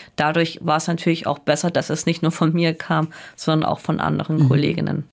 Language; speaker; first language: German; native; German